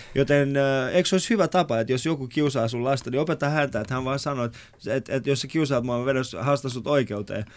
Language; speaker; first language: Finnish; early bilingual, other home language; Persian